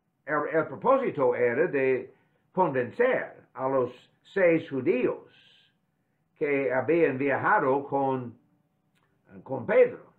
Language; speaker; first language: Spanish; non-native, fluent; English